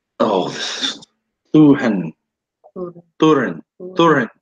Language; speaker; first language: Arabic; non-native, learner; English